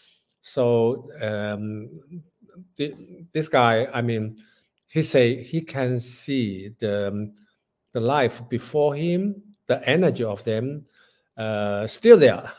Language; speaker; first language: English; non-native, learner; Chinese